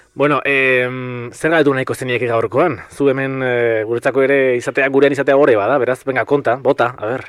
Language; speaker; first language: Basque; native; Basque